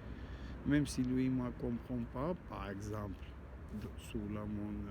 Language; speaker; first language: French; non-native, learner; Armenian